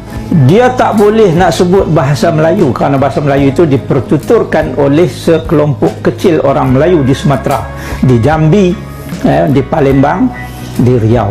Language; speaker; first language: Malay; native; Malay